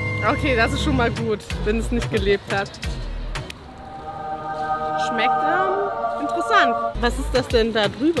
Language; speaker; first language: German; native; German